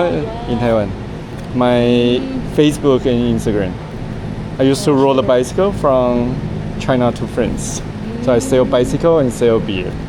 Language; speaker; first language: English; non-native, learner; Chinese